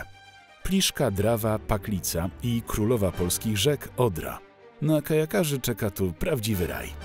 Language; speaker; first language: Polish; native; Polish